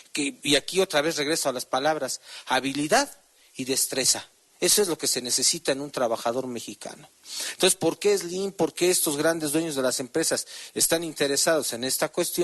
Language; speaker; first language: Spanish; native; Spanish